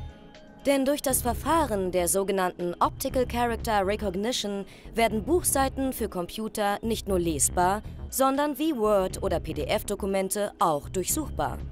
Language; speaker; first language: German; native; German